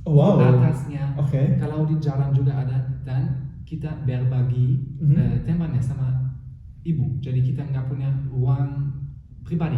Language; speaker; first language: Indonesian; non-native, fluent; German